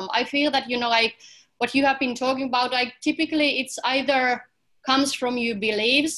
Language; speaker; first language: English; non-native, fluent; Finnish